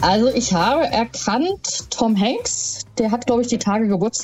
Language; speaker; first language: German; native; German